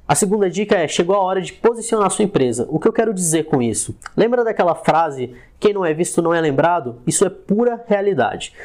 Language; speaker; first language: Portuguese; native; Portuguese